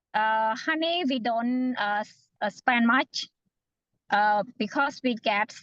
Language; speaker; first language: English; non-native, fluent; Khmer